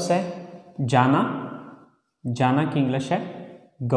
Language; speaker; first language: Urdu; native; Urdu